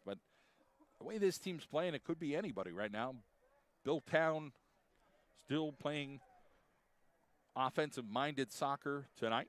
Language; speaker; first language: English; native; English